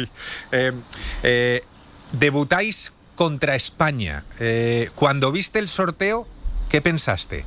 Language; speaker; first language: Spanish; native; Spanish